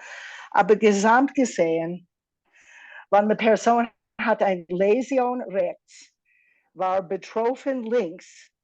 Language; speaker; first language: German; non-native, fluent; English